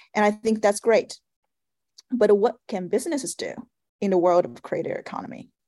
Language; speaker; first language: English; non-native, fluent; Chinese